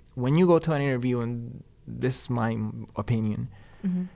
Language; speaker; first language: English; non-native, fluent; Spanish